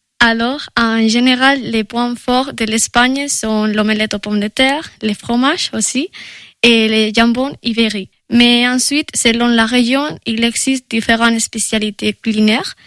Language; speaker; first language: French; non-native, fluent; Spanish